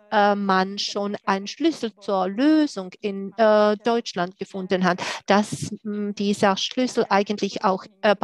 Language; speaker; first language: German; non-native, fluent; Czech